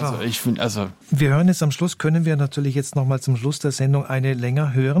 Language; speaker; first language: German; native; German